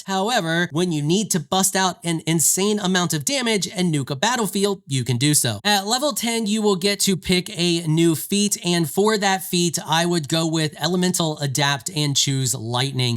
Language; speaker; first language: English; native; English